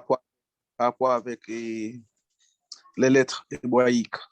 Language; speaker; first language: French; non-native, local second language; Haitian Creole